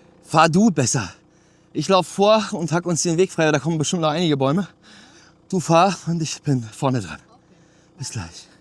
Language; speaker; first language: German; native; German